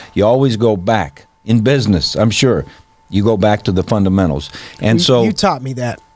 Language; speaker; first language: English; native; English